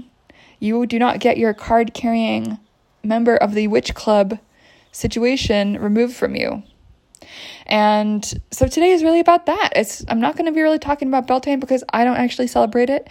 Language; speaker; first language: English; native; English